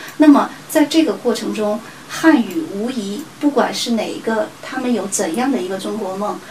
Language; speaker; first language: Chinese; native; Chinese